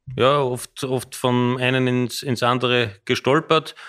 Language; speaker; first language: German; native; German